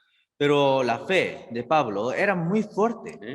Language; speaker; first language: Spanish; non-native, learner; Korean